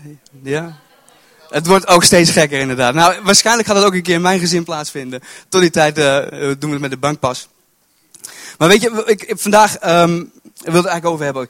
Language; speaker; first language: Dutch; native; Dutch